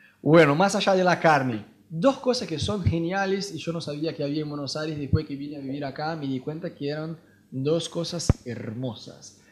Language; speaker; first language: Spanish; non-native, fluent; Portuguese